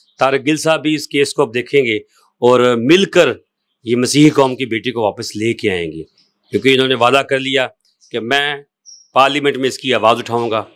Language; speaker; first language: Urdu; non-native, local second language; Punjabi